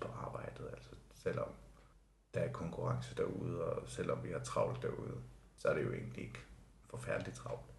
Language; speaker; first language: Danish; non-native, local second language; Kalaallisut